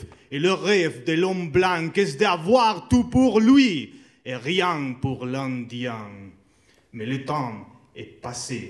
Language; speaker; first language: French; non-native, learner; Spanish